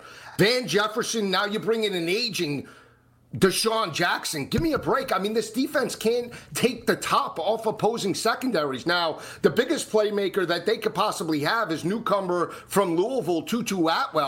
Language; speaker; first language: English; native; English